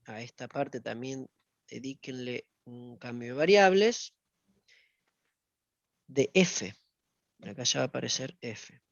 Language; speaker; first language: Spanish; native; Spanish